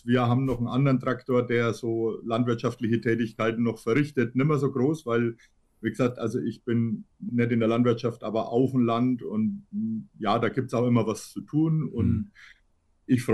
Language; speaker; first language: German; native; German